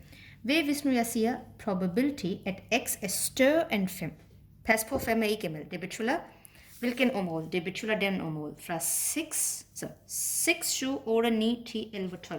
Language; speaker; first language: Danish; non-native, fluent; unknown